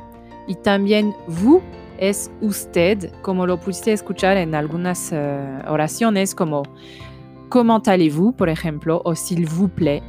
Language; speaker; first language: Spanish; non-native, fluent; French